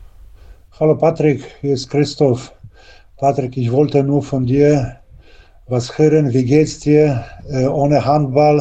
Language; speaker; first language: German; non-native, learner; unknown